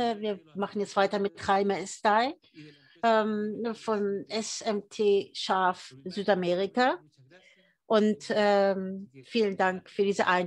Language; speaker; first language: German; early bilingual, heritage; German